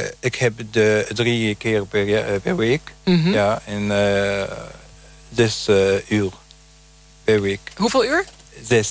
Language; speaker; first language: Dutch; non-native, learner; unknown